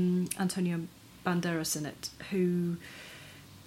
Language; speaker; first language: English; native; English